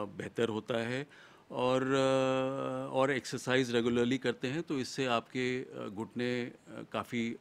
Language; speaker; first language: Hindi; native; Hindi